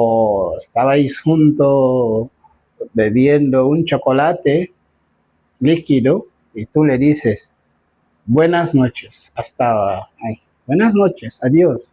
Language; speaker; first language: Spanish; non-native, fluent; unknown